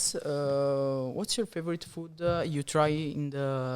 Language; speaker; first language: English; non-native, learner; Italian